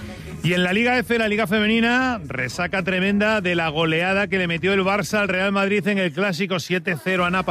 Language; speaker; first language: Spanish; native; Spanish